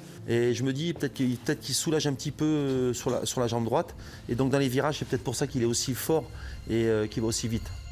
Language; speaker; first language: French; native; French